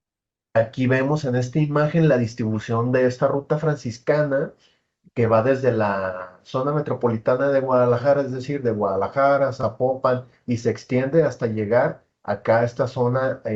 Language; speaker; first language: Spanish; native; Spanish